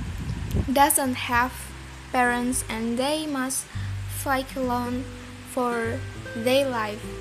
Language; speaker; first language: English; non-native, learner; Indonesian